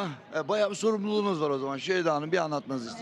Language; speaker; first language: Turkish; native; Turkish